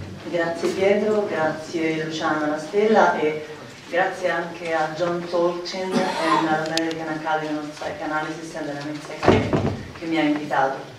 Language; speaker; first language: Italian; native; Italian